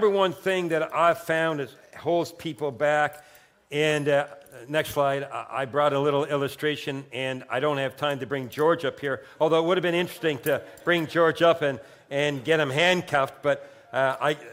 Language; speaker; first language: English; native; English